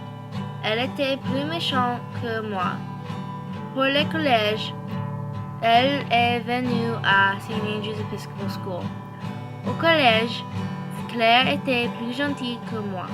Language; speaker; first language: French; non-native, learner; English